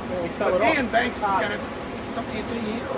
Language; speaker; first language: English; native; English